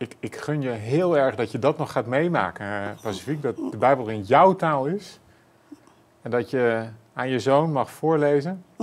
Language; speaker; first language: Dutch; native; Dutch